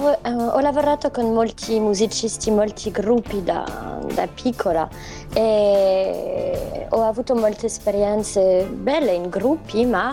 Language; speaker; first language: Italian; non-native, fluent; French